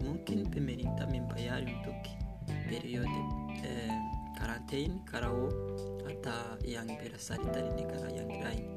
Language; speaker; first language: Indonesian; non-native, learner; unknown